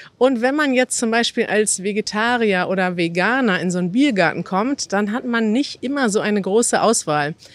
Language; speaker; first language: German; native; German